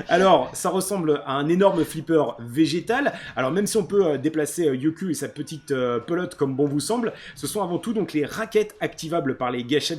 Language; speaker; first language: French; native; French